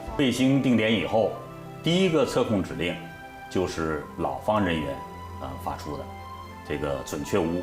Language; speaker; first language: Chinese; native; Chinese